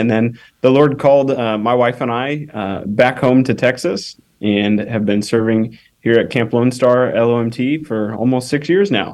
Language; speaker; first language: English; native; English